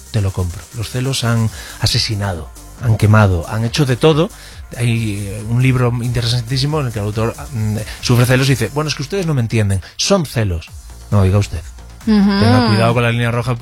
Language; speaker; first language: Spanish; non-native, local second language; Galician